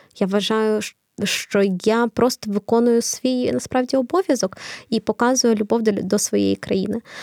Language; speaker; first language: Ukrainian; non-native, local second language; Russian